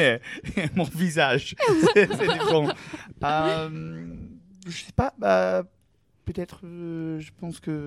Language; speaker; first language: French; non-native, learner; English